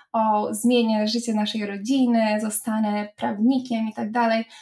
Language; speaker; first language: Polish; native; Polish